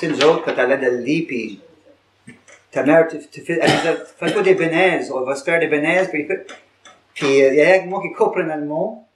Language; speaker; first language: French; native; French